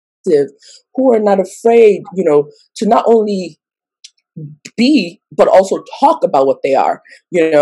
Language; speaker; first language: English; non-native, local second language; Yoruba